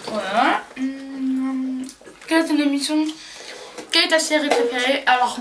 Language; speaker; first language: French; native; French